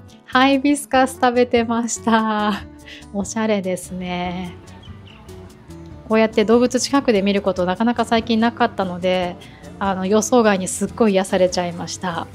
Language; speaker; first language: Japanese; native; Japanese